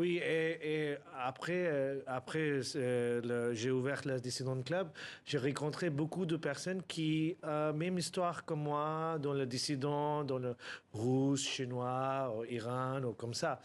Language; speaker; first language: French; non-native, learner; Urdu